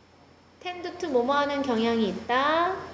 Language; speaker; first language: Korean; native; Korean